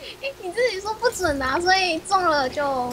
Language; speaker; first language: Chinese; native; Chinese